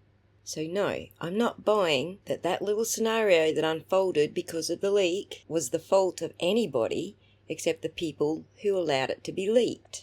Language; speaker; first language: English; native; English